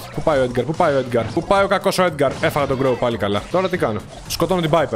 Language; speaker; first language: Greek; native; Greek